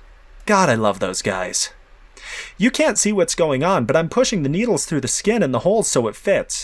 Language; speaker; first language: English; native; English